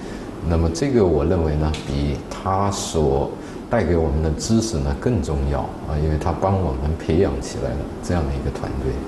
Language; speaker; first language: Chinese; native; Chinese